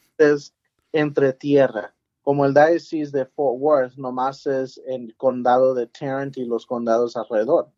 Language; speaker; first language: Spanish; early bilingual, heritage; English